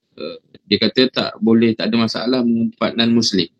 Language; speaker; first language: Malay; native; Malay